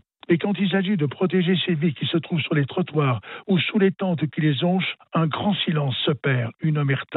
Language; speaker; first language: French; native; French